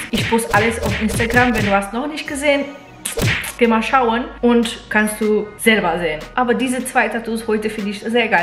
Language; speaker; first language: German; non-native, fluent; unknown